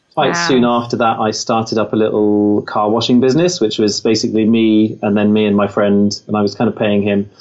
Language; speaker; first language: English; native; English